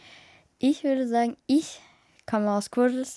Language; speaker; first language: German; early bilingual, other home language; Kurdish